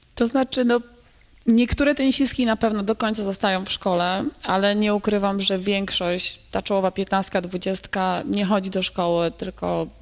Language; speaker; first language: Polish; native; Polish